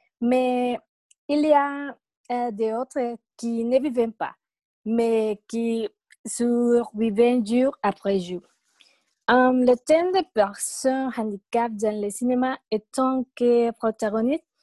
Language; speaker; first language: French; non-native, learner; Spanish